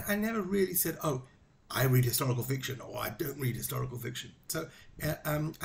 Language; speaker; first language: English; native; English